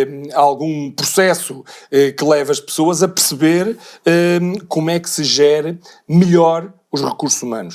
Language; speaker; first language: Portuguese; native; Portuguese